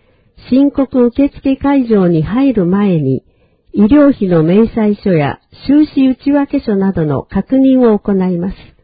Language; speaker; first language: Japanese; native; Japanese